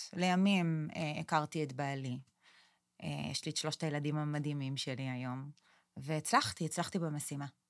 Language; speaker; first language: Hebrew; native; Hebrew